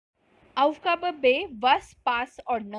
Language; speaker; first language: German; non-native, fluent; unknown